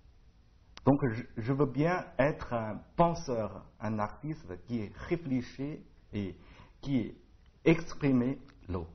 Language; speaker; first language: French; non-native, learner; Chinese